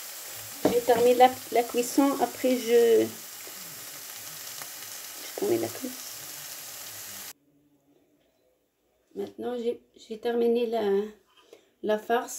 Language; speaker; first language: French; non-native, learner; Arabic